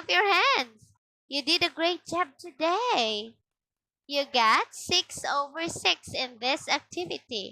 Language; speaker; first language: English; non-native, local second language; Filipino